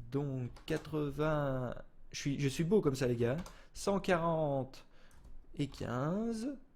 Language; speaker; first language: French; native; French